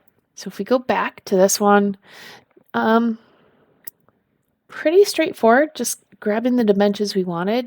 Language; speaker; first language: English; native; English